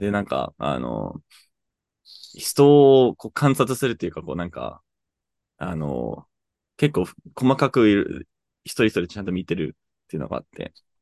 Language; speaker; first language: Japanese; non-native, fluent; English